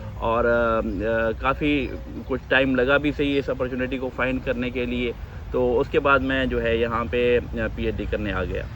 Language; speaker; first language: Urdu; non-native, local second language; Saraiki